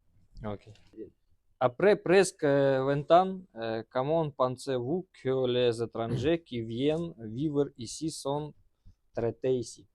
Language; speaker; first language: French; non-native, learner; Russian